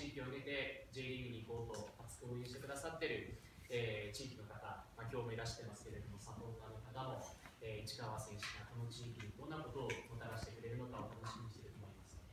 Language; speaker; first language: Japanese; native; Japanese